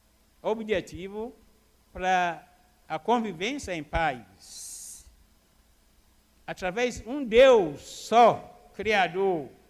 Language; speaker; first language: Portuguese; non-native, fluent; Arabic